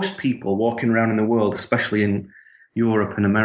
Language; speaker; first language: English; native; English